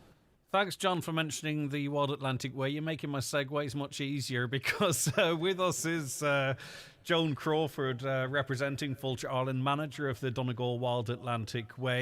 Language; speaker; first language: English; native; English